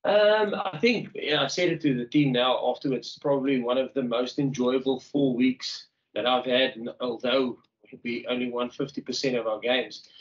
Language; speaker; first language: English; non-native, local second language; Afrikaans